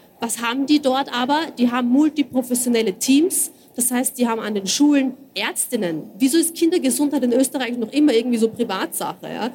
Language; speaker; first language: German; early bilingual, other home language; Bosnian